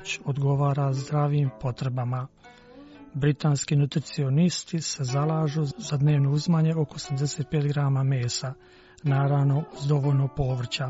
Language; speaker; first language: Croatian; native; Croatian